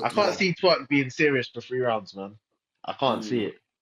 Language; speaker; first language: English; native; English